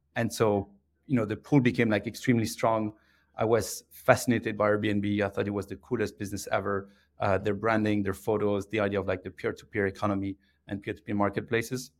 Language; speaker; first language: English; non-native, fluent; French